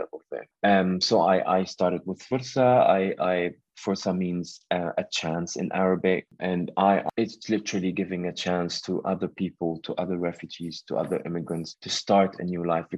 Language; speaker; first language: English; non-native, fluent; Arabic